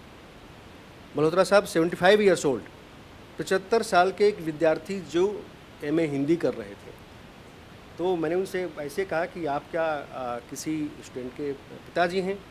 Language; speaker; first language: Hindi; native; Hindi